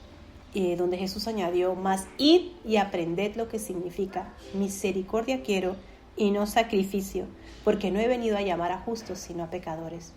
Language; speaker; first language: Spanish; native; Spanish